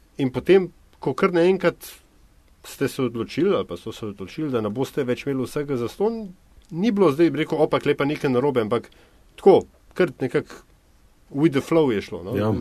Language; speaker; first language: Slovenian; native; Slovenian